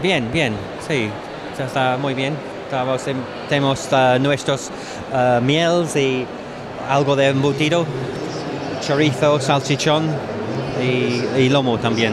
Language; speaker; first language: Spanish; non-native, learner; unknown